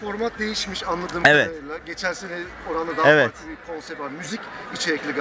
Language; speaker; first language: Turkish; native; Turkish